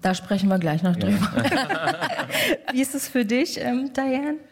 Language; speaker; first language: German; native; German